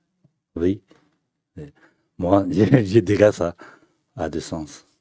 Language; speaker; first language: French; non-native, fluent; Tibetan